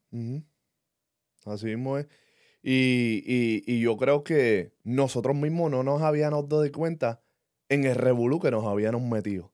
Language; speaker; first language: Spanish; early bilingual, heritage; English